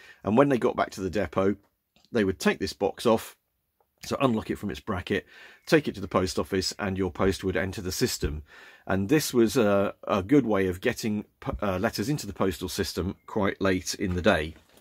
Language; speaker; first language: English; native; English